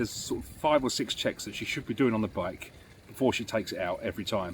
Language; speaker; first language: English; native; English